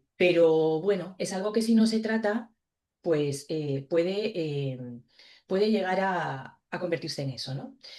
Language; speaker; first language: Spanish; native; Spanish